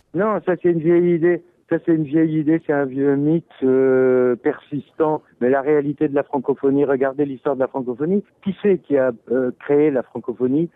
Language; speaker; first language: French; native; French